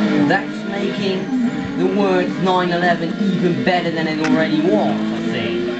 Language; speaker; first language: English; non-native, fluent; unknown